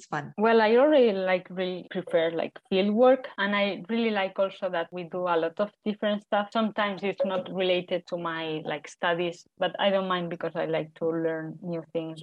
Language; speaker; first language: English; non-native, fluent; Spanish